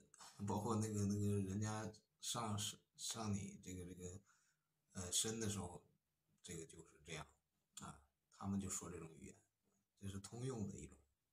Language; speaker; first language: Chinese; native; Chinese